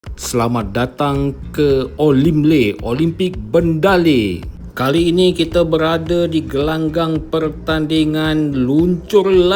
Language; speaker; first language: Malay; native; Malay